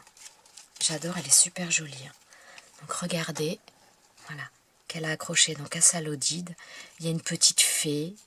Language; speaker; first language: French; native; French